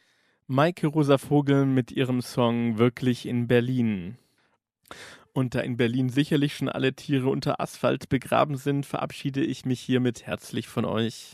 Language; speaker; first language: German; native; German